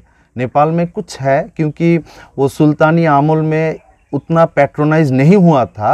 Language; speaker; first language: Hindi; non-native, fluent; Bangla